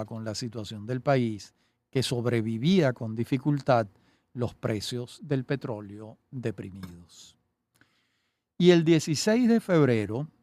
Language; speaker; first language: Spanish; native; Spanish